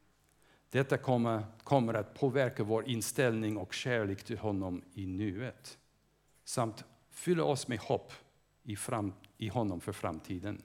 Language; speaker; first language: Swedish; non-native, fluent; English